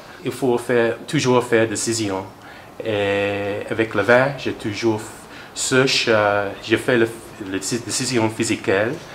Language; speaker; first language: French; non-native, learner; English